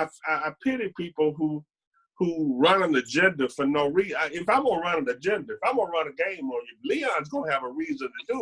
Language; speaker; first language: English; native; English